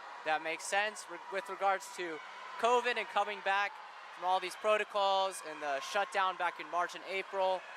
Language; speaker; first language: English; native; English